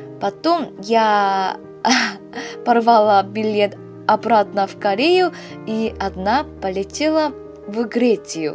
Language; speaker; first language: Russian; non-native, fluent; Korean